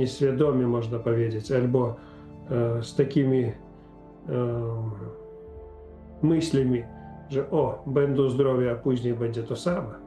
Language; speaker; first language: Polish; non-native, fluent; Ukrainian